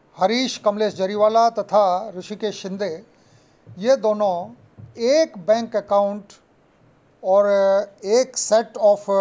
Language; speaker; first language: Hindi; non-native, local second language; Gujarati